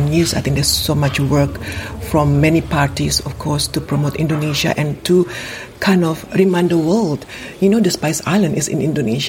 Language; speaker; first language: English; non-native, fluent; Indonesian